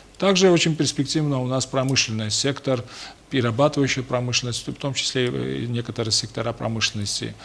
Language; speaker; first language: Russian; non-native, local second language; Georgian